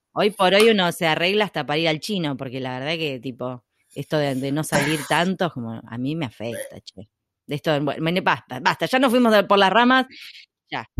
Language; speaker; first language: Spanish; native; Spanish